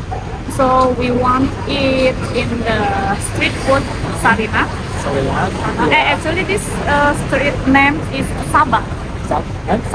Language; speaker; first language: English; non-native, learner; Indonesian